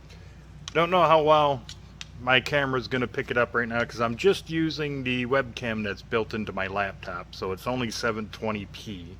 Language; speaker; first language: English; native; English